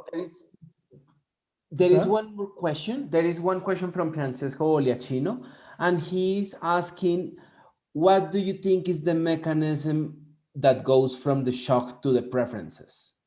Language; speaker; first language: English; non-native, fluent; Spanish